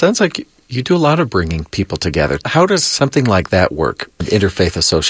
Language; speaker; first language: English; native; English